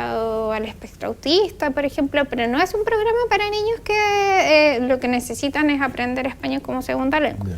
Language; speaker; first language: Spanish; native; Spanish